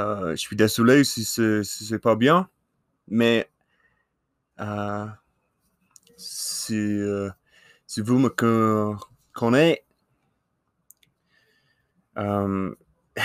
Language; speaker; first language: French; non-native, learner; English